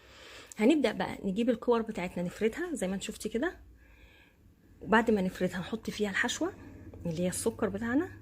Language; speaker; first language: Arabic; native; Arabic